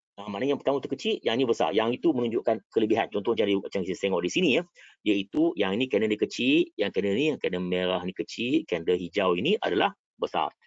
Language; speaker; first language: Malay; native; Malay